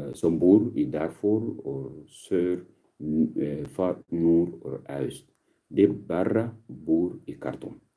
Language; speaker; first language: Norwegian; non-native, learner; Arabic